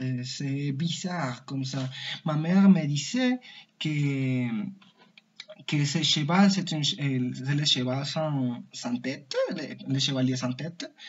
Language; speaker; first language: French; non-native, learner; Spanish